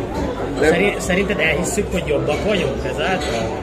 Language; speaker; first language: Hungarian; native; Hungarian